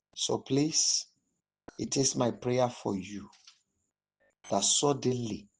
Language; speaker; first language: English; non-native, local second language; Yoruba